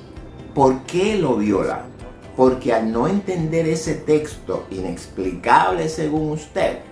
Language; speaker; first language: Spanish; native; Spanish